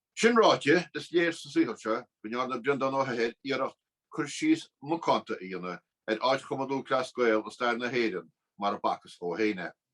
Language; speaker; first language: Irish; native; Irish